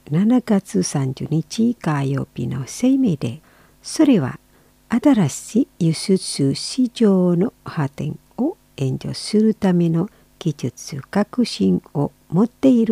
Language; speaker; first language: Japanese; non-native, fluent; Indonesian